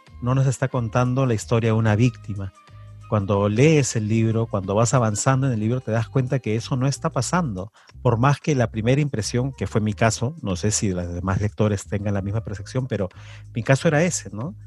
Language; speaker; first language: Spanish; native; Spanish